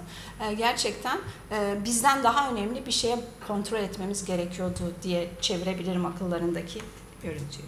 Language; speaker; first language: Turkish; native; Turkish